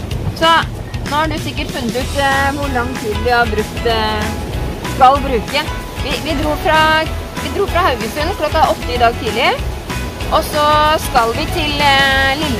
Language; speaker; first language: Norwegian; native; Norwegian